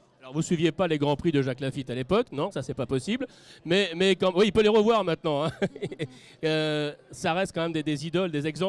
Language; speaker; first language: French; native; French